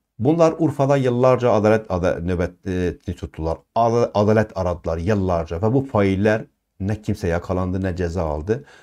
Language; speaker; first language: Turkish; non-native, local second language; Kurdish